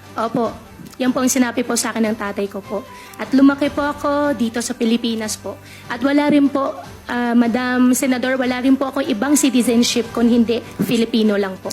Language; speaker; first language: Filipino; native; Filipino